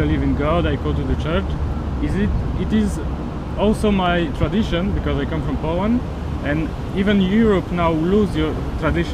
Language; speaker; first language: English; non-native, learner; Polish